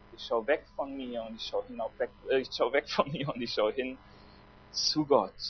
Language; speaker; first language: German; native; German